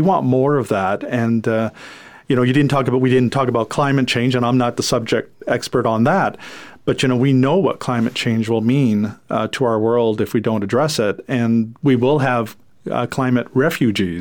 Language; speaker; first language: English; non-native, fluent; French